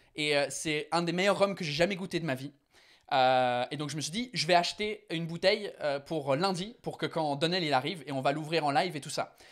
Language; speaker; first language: French; non-native, fluent; English